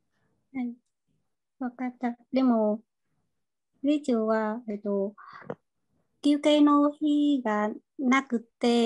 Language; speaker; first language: Japanese; non-native, learner; Vietnamese